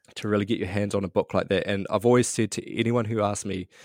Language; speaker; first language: English; native; English